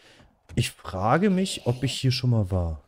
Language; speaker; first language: German; native; German